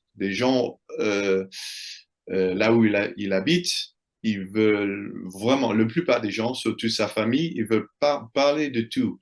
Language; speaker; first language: French; non-native, fluent; English